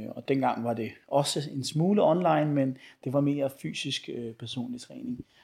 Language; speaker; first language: Danish; early bilingual, other home language; Arabic